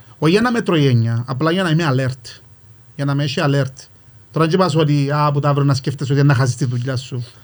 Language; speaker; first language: Greek; native; Greek